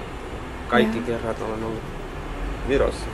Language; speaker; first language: Finnish; non-native, learner; Estonian